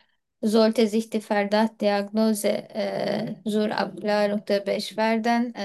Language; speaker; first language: German; non-native, learner; Turkish